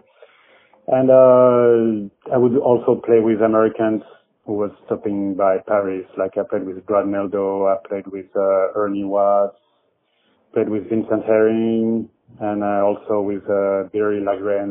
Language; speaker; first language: English; non-native, fluent; French